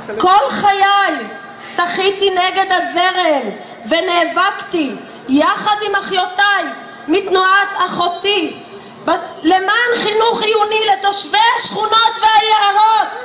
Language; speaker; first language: Hebrew; native; Hebrew